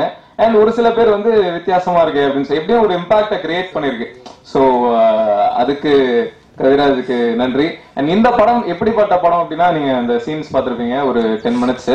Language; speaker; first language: Tamil; native; Tamil